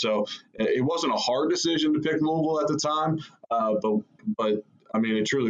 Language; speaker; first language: English; native; English